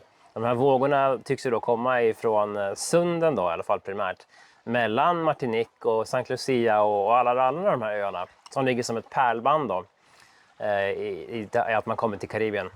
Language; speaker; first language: Swedish; native; Swedish